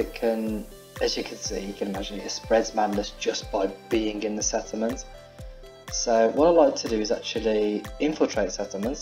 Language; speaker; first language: English; native; English